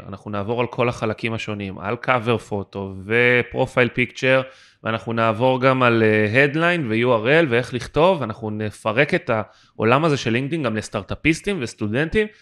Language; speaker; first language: Hebrew; native; Hebrew